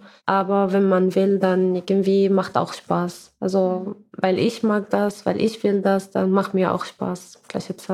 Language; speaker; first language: German; non-native, learner; Arabic